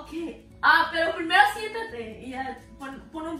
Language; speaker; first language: Spanish; early bilingual, heritage; Spanish